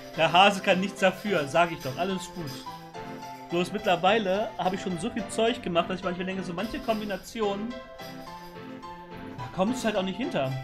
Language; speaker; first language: German; native; German